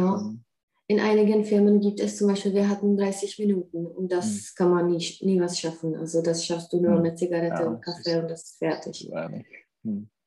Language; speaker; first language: German; non-native, fluent; Czech